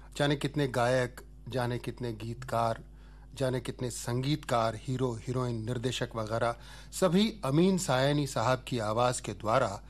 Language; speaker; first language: Hindi; native; Hindi